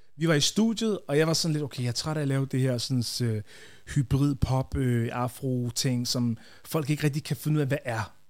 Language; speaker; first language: Danish; early bilingual, other home language; Ganda